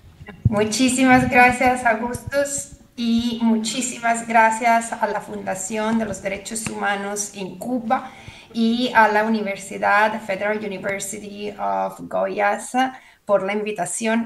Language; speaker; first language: Spanish; non-native, fluent; Italian